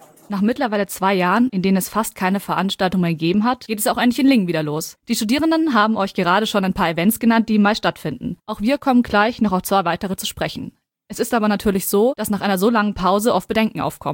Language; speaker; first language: German; native; German